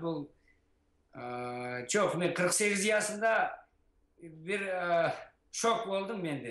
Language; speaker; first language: Turkish; non-native, learner; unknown